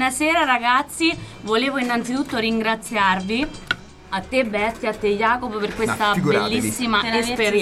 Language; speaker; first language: Italian; native; Italian